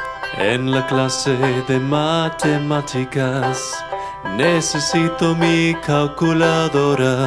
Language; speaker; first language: Spanish; non-native, learner; English